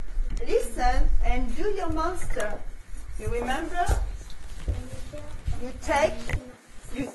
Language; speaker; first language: English; non-native, fluent; French